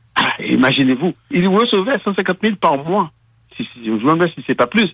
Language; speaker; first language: French; non-native, local second language; Haitian Creole